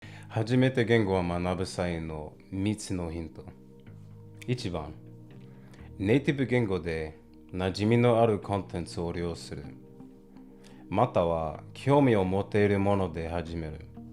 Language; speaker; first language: Japanese; non-native, learner; English